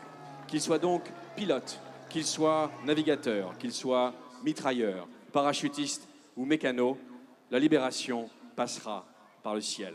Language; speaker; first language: French; native; French